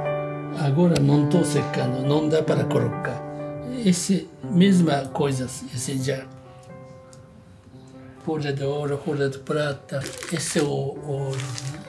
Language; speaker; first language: Portuguese; non-native, learner; Japanese